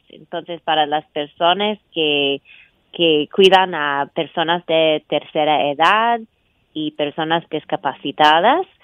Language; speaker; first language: Spanish; non-native, fluent; English